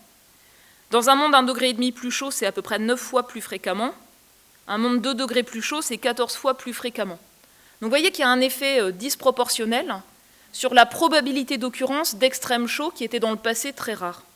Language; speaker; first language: French; native; French